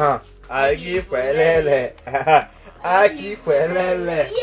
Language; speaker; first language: French; native; French